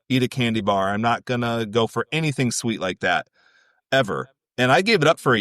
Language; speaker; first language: English; native; English